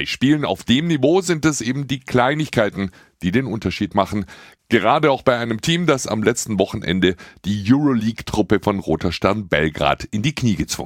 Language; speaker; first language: German; native; German